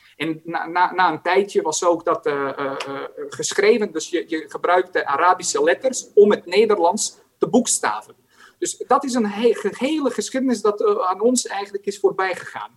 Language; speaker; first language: Dutch; non-native, fluent; Croatian